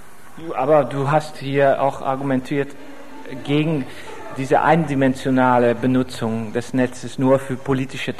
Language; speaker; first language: German; non-native, fluent; Dutch